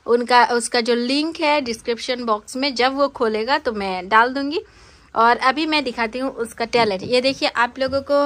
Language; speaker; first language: Hindi; non-native, local second language; Bangla